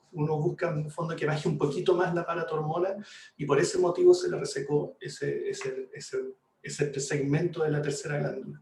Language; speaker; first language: Spanish; native; Spanish